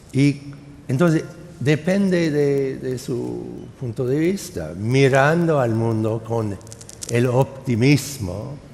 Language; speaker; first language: Spanish; non-native, fluent; English